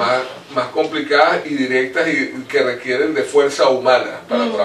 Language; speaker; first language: Spanish; native; Spanish